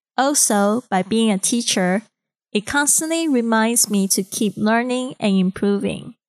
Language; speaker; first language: English; non-native, fluent; Chinese